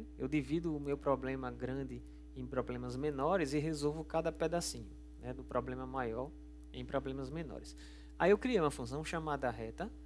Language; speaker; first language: Portuguese; native; Portuguese